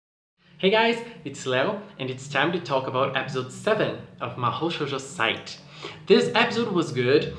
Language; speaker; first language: English; non-native, fluent; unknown